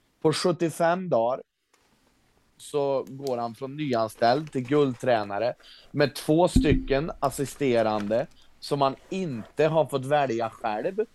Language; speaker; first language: Swedish; native; Swedish